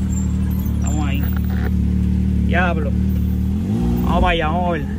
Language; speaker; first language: Spanish; native; Spanish